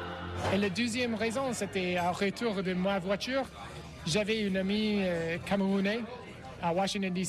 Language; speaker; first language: French; non-native, learner; English